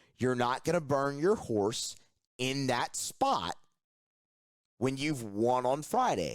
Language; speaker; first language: English; native; English